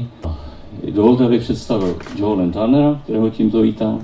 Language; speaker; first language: Czech; native; Czech